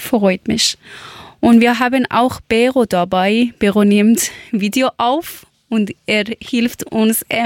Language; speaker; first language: German; non-native, learner; Persian